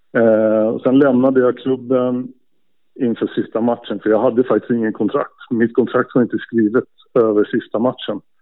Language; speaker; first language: Swedish; native; Swedish